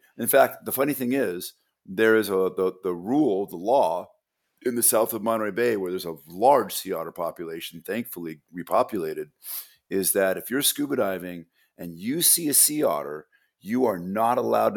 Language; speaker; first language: English; native; English